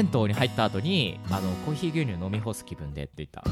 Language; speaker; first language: Japanese; native; Japanese